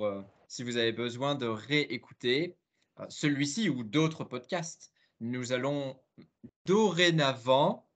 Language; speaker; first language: French; non-native, fluent; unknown